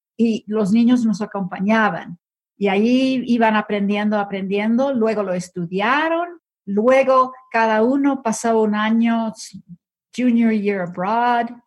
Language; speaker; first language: Spanish; early bilingual, other home language; English